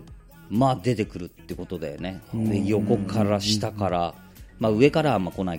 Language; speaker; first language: Japanese; native; Japanese